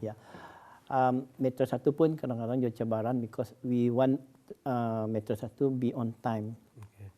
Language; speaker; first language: Malay; native; Malay